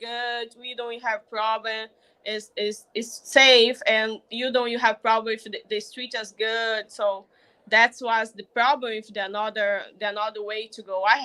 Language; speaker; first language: English; non-native, learner; Portuguese